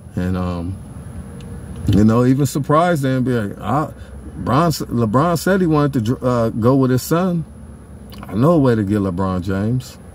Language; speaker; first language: English; native; English